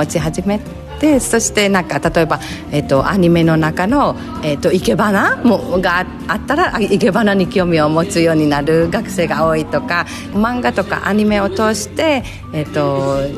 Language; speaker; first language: Japanese; non-native, fluent; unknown